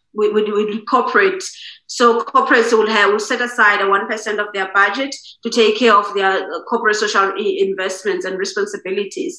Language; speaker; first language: English; non-native, local second language; Xhosa